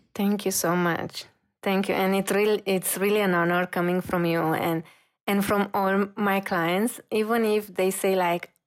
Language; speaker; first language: English; non-native, fluent; Romanian